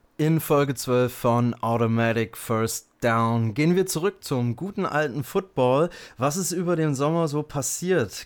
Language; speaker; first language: German; native; German